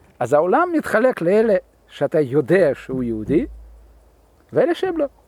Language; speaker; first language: Hebrew; non-native, fluent; Russian